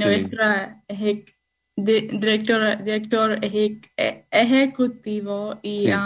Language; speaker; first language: Spanish; non-native, learner; English